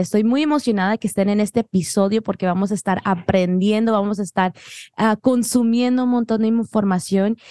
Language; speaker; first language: Spanish; early bilingual, heritage; Spanish